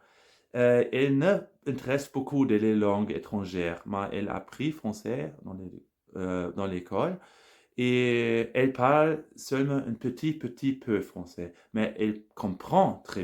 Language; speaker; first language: French; non-native, learner; German